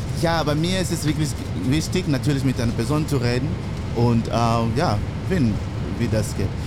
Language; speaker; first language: German; non-native, learner; English